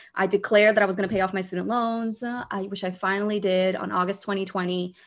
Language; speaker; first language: English; early bilingual, other home language; Portuguese